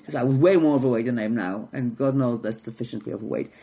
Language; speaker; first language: English; non-native, fluent; Hebrew